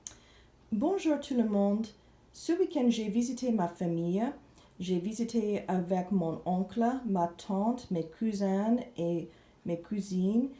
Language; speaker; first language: French; non-native, fluent; English